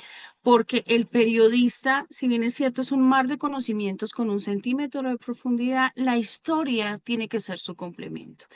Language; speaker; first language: Spanish; native; Spanish